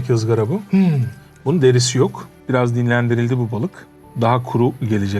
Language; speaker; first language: Turkish; native; Turkish